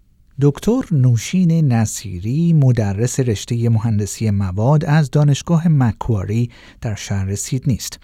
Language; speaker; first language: Persian; native; Persian